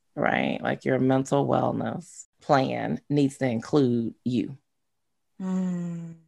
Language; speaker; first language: English; native; English